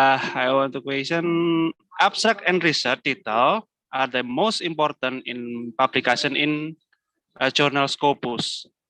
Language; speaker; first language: English; non-native, learner; Indonesian